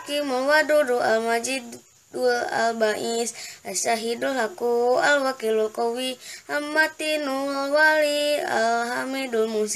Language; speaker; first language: Arabic; non-native, learner; Indonesian